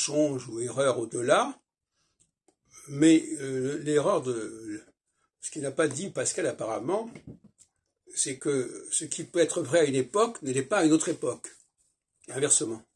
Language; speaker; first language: French; native; French